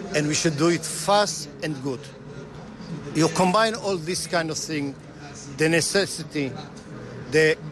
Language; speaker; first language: English; non-native, fluent; Hebrew